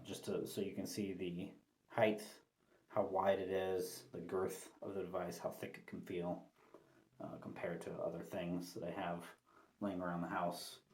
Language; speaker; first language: English; native; English